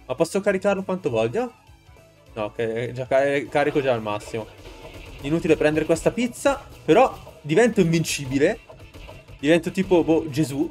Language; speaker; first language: Italian; native; Italian